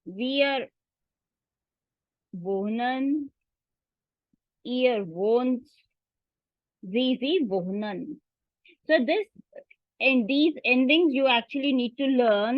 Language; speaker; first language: German; non-native, learner; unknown